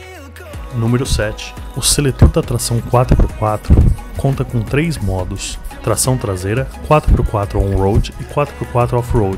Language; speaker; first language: Portuguese; native; Portuguese